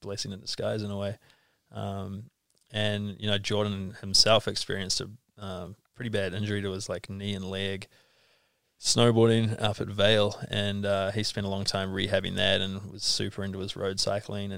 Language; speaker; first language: English; native; English